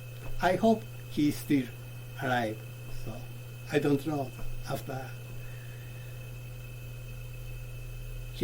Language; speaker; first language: English; non-native, learner; Japanese